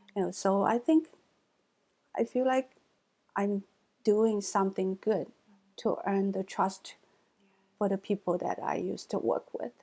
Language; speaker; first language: English; non-native, fluent; Chinese